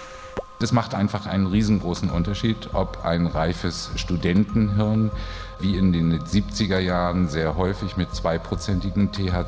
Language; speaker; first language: German; native; German